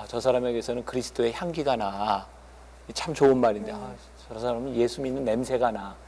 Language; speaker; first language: Korean; native; Korean